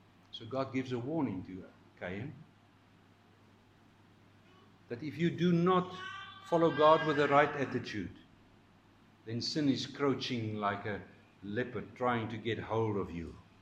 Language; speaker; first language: English; non-native, local second language; Afrikaans